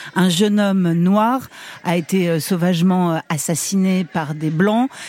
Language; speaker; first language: French; native; French